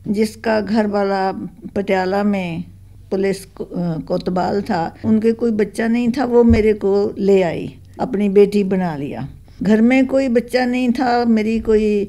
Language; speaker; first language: Hindi; non-native, local second language; Punjabi